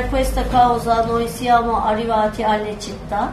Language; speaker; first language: Italian; non-native, learner; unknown